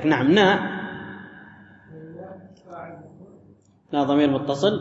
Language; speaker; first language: Arabic; native; Arabic